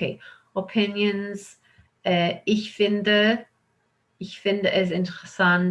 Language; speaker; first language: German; non-native, fluent; English